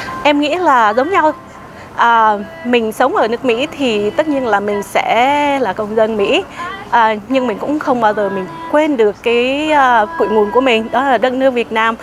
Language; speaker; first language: Vietnamese; early bilingual, other home language; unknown